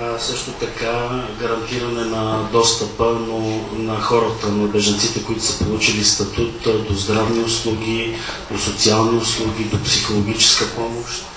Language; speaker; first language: Bulgarian; native; Bulgarian